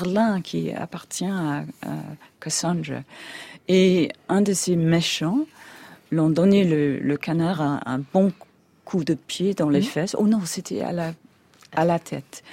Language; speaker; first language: French; non-native, fluent; English